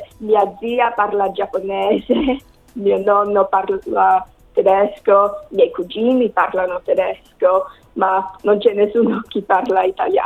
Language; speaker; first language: Italian; non-native, learner; English